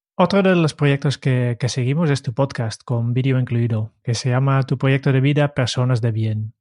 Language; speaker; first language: Spanish; non-native, fluent; Dutch